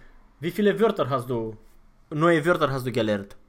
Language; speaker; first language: German; non-native, fluent; Romanian